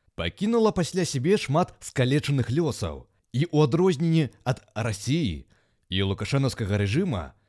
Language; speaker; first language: Belarusian; native; Belarusian